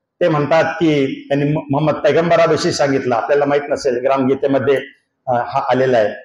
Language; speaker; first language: Marathi; non-native, local second language; Urdu